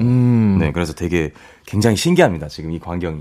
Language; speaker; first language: Korean; native; Korean